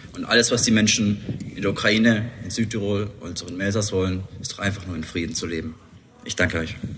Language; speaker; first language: German; native; German